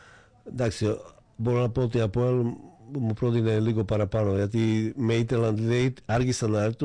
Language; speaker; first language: Greek; non-native, fluent; Slovak